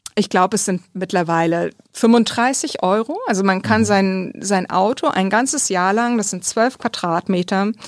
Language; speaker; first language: German; native; German